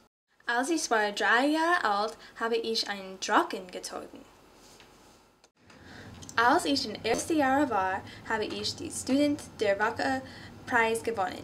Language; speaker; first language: German; non-native, learner; English